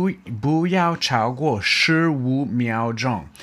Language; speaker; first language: Chinese; non-native, fluent; English